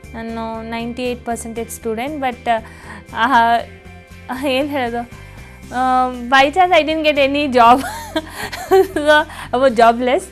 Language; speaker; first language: Kannada; non-native, local second language; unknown